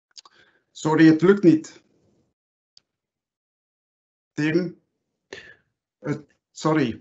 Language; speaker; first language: Dutch; non-native, local second language; French